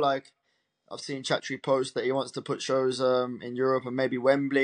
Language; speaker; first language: English; native; English